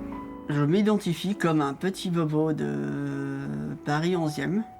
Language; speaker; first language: French; non-native, fluent; Arabic